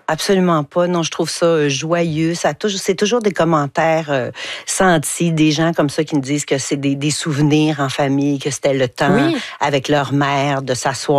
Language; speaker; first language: French; native; French